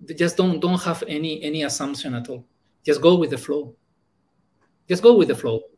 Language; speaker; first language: English; non-native, fluent; Spanish